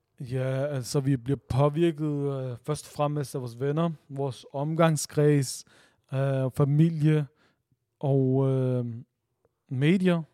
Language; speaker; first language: Danish; early bilingual, other home language; Urdu